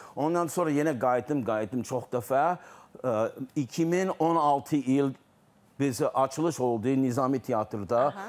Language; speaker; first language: Azerbaijani; non-native, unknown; English